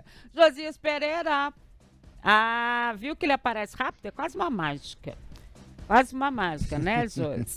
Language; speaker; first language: Portuguese; native; Portuguese